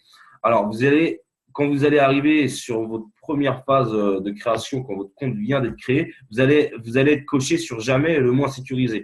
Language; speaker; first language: French; native; French